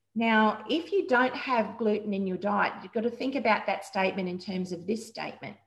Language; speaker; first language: English; native; English